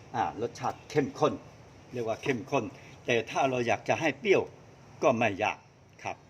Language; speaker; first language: Thai; non-native, fluent; Chinese